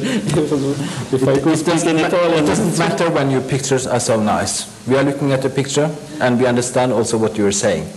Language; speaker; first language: English; non-native, fluent; Norwegian